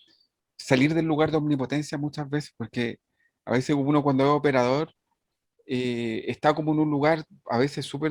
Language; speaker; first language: Spanish; native; Spanish